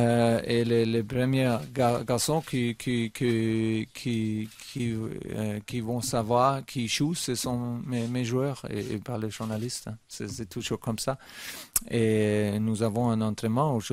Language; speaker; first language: French; non-native, fluent; German